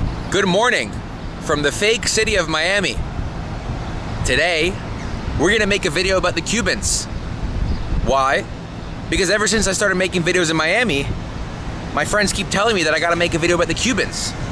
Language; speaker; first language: English; native; English